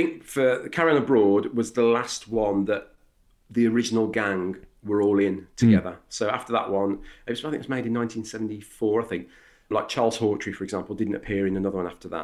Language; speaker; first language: English; native; English